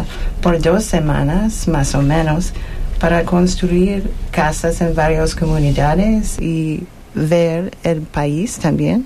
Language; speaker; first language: Spanish; non-native, learner; English